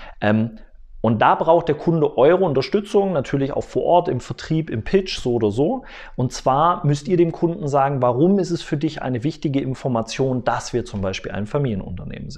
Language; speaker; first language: German; native; German